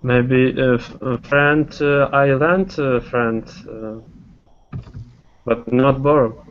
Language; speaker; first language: English; non-native, learner; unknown